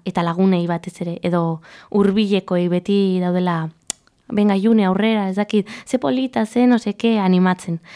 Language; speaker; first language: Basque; non-native, local second language; Spanish